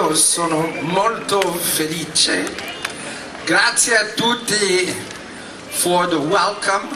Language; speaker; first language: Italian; non-native, learner; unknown